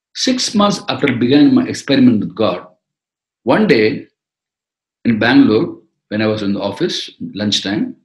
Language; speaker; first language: English; non-native, local second language; Tamil